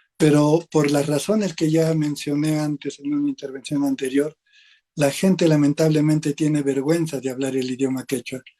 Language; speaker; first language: Spanish; native; Spanish